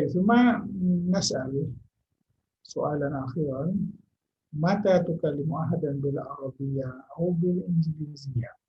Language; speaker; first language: Arabic; non-native, fluent; Indonesian